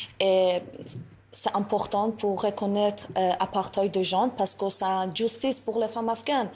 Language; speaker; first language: French; non-native, learner; Persian